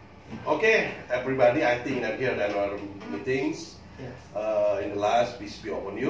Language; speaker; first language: English; non-native, learner; Indonesian